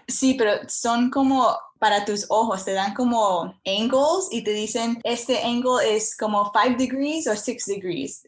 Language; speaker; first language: Spanish; early bilingual, heritage; Spanish